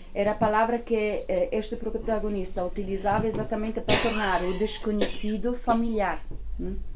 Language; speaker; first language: Portuguese; non-native, fluent; Italian